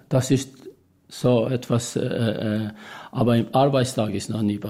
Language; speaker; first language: German; non-native, learner; Albanian